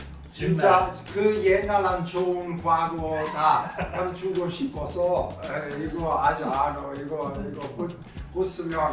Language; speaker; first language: Korean; non-native, learner; Italian